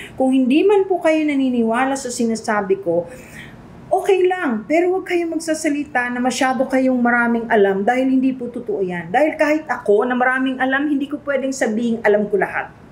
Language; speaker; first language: Filipino; non-native, local second language; Bikol